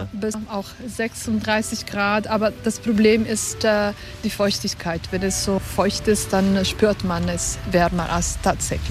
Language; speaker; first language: German; non-native, local second language; Italian